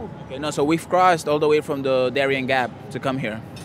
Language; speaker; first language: English; native; English